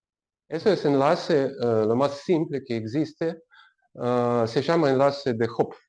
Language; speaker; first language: Spanish; non-native, learner; Russian